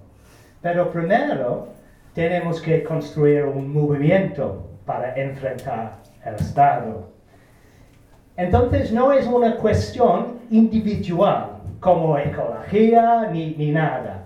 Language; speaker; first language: Spanish; non-native, learner; Turkish